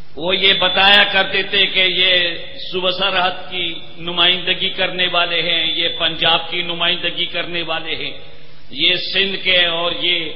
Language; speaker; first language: Urdu; non-native, fluent; Persian